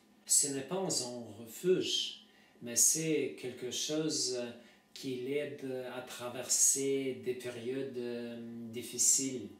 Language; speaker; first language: French; non-native, fluent; Russian